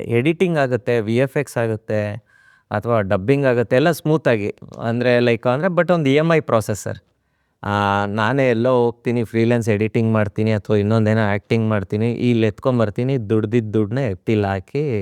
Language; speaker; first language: Kannada; native; Kannada